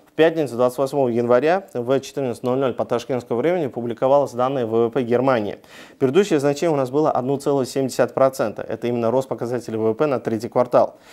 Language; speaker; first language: Russian; non-native, local second language; Uzbek